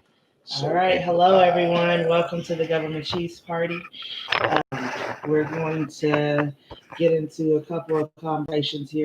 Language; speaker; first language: English; native; English